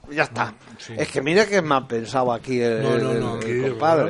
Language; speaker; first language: Spanish; native; Spanish